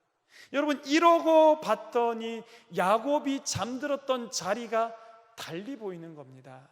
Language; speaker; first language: Korean; native; Korean